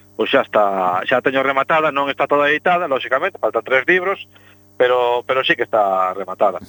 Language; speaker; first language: Galician; non-native, local second language; Spanish